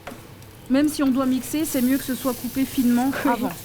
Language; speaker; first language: French; native; French